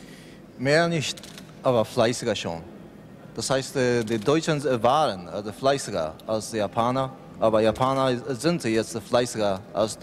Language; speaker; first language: German; non-native, learner; Japanese